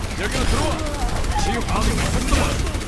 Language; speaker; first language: Korean; native; Korean